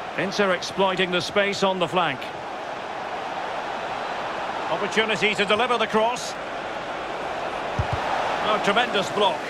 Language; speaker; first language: English; native; English